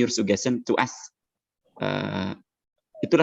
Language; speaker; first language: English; non-native, learner; Indonesian